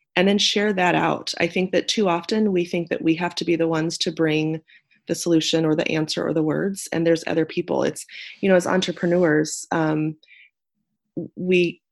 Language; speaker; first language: English; native; English